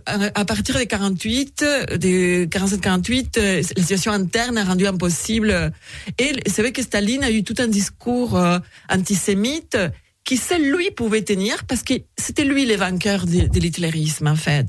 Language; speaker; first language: French; non-native, fluent; Spanish